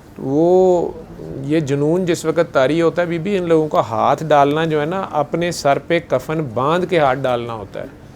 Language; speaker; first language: Urdu; non-native, local second language; Punjabi